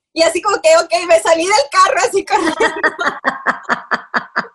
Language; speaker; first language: Spanish; early bilingual, heritage; Spanish